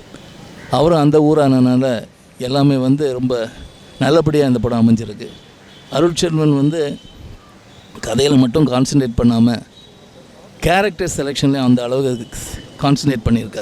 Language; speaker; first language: Tamil; native; Tamil